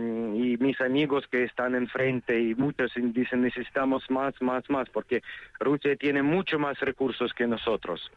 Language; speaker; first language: Spanish; non-native, fluent; Ukrainian